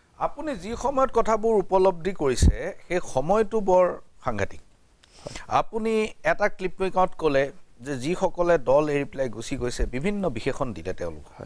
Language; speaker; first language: Assamese; native; Assamese